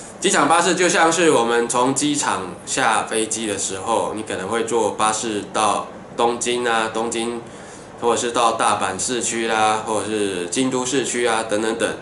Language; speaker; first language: Chinese; native; Chinese